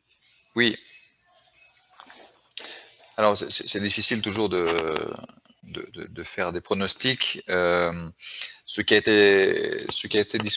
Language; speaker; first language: French; native; French